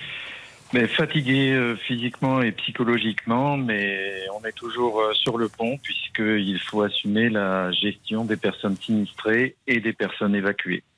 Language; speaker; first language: French; native; French